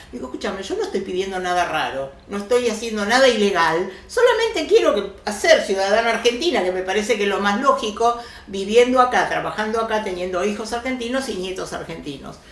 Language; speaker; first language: Spanish; early bilingual, other home language; Yiddish